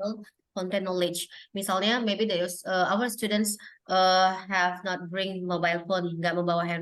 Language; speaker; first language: English; non-native, learner; Indonesian